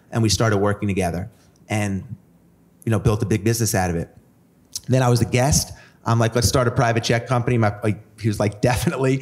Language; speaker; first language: English; native; English